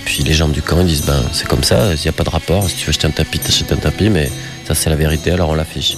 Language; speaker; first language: French; native; French